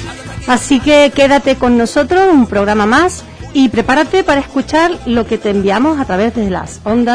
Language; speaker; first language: Spanish; native; Spanish